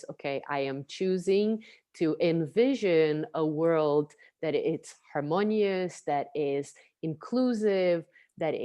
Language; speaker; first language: English; non-native, fluent; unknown